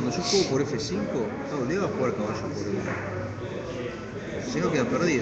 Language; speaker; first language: Spanish; native; Spanish